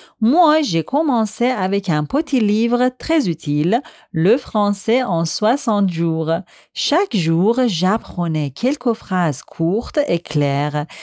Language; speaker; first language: French; non-native, fluent; Persian